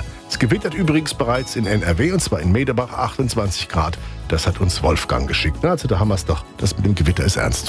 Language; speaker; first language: German; native; German